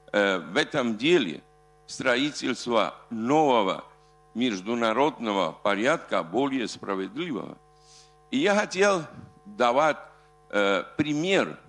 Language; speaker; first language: Russian; non-native, fluent; Spanish